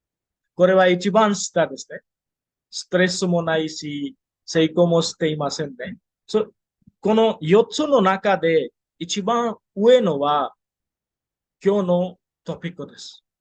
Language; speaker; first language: Japanese; non-native, fluent; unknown